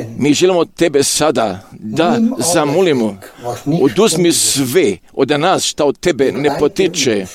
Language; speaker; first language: Croatian; non-native, local second language; Romany